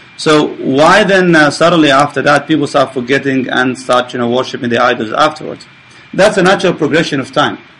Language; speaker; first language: English; non-native, fluent; Arabic